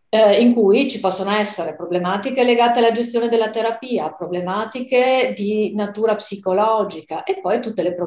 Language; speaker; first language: Italian; native; Italian